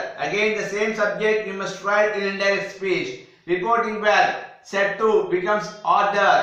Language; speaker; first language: English; non-native, local second language; Telugu